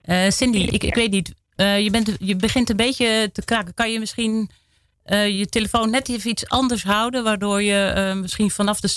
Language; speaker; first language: Dutch; native; Dutch